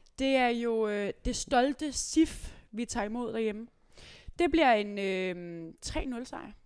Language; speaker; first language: Danish; native; Danish